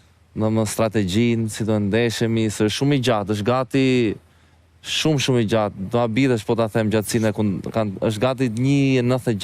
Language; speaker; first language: Albanian; native; Albanian